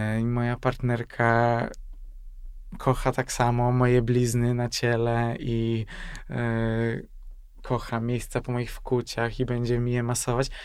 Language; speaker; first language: Polish; non-native, fluent; Hungarian